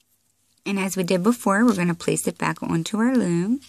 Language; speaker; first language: English; native; English